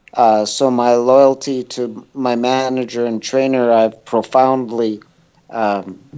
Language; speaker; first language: English; native; English